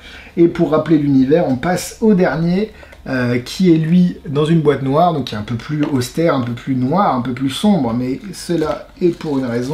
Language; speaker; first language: French; native; French